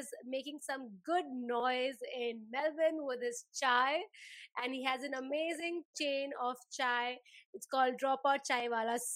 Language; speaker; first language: English; non-native, local second language; Hindi